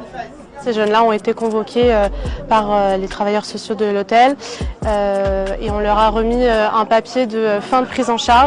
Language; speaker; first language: French; native; French